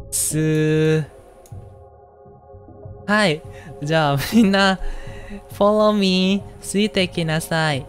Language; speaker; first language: Japanese; non-native, learner; Indonesian